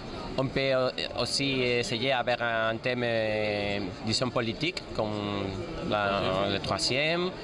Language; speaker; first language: French; non-native, fluent; Spanish